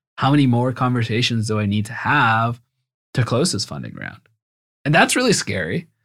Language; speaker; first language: English; early bilingual, other home language; Spanish